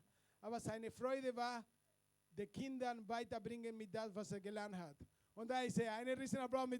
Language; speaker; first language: German; non-native, fluent; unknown